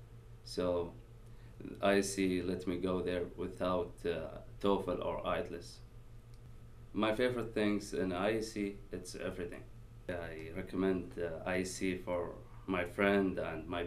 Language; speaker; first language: English; non-native, learner; Arabic